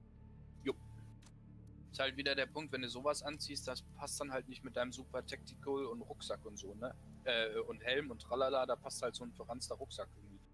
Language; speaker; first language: German; native; German